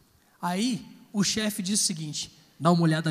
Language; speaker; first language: Portuguese; native; Portuguese